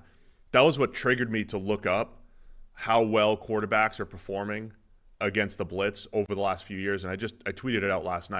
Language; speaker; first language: English; native; English